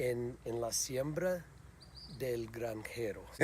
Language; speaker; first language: Spanish; non-native, learner; English